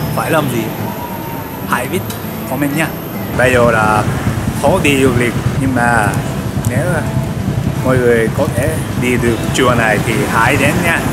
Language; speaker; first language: Vietnamese; non-native, learner; Japanese